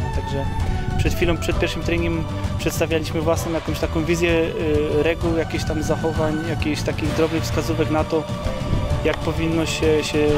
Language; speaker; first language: Polish; native; Polish